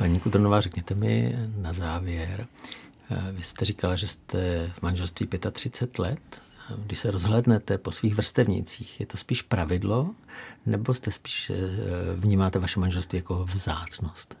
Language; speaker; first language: Czech; native; Czech